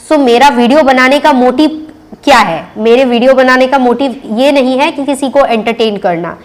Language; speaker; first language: Hindi; non-native, local second language; Bangla